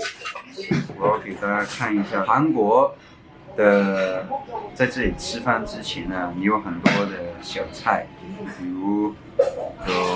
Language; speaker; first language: Chinese; non-native, local second language; Cantonese